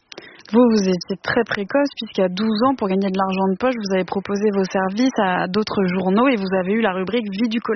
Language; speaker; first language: French; native; French